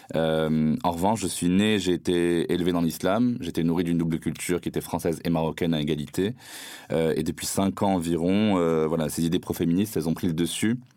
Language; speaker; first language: French; non-native, local second language; Arabic